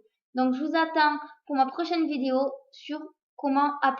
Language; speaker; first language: French; native; French